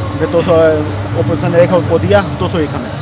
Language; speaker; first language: Greek; non-native, learner; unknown